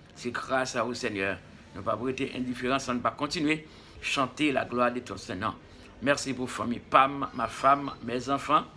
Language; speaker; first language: French; non-native, local second language; Haitian Creole